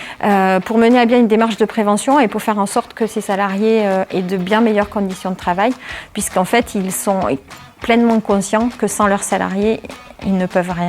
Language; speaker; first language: French; native; French